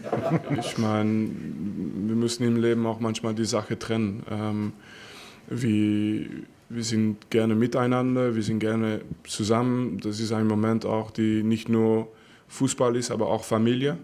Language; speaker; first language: German; non-native, fluent; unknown